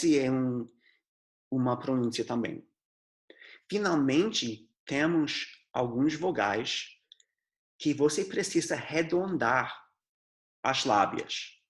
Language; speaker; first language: Portuguese; non-native, fluent; English